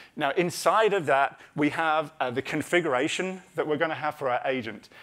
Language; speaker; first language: English; native; English